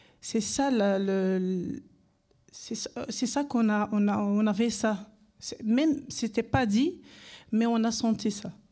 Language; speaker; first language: French; non-native, learner; Arabic